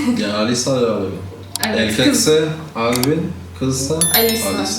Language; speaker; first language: Turkish; non-native, learner; Haitian Creole